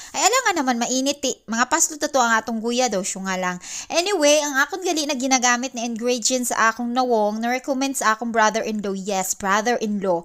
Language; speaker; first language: Cebuano; non-native, local second language; Hiligaynon